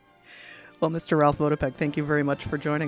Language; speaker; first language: English; native; English